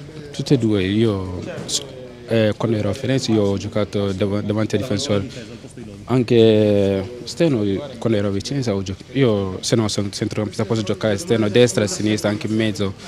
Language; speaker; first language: Italian; non-native, learner; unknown